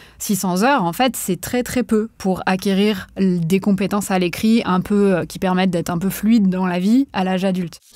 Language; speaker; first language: French; native; French